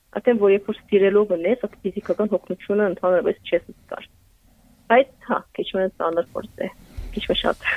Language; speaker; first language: Armenian; early bilingual, heritage; Armenian